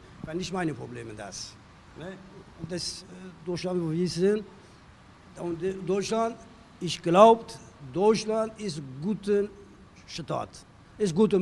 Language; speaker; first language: German; non-native, learner; Turkish